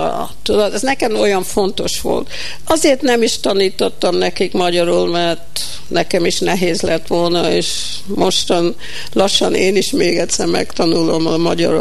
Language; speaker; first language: Hungarian; early bilingual, heritage; Hungarian